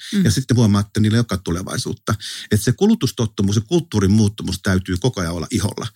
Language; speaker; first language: Finnish; native; Finnish